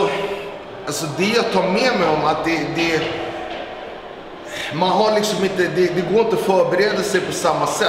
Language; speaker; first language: Swedish; native; Swedish